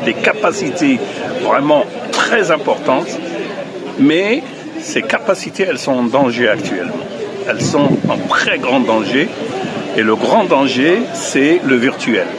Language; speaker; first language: French; native; French